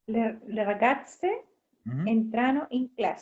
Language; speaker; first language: Italian; non-native, learner; Spanish